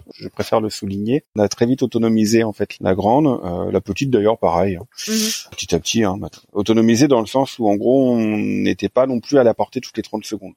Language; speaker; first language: French; native; French